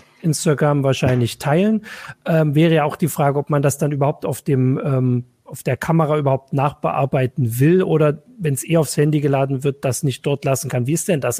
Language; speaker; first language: German; native; German